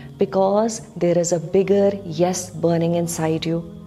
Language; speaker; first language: English; non-native, local second language; Urdu